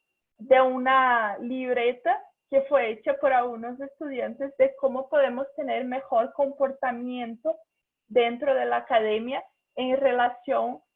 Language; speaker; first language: Spanish; non-native, fluent; Portuguese